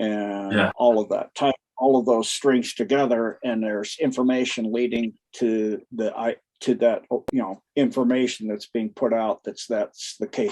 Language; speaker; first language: English; native; English